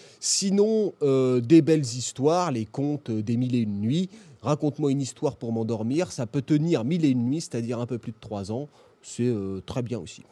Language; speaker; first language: French; native; French